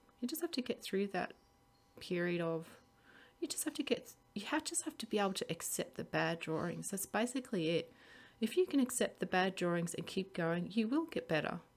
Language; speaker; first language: English; native; English